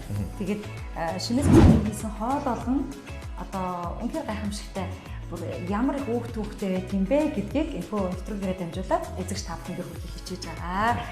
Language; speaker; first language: Mongolian; native; Mongolian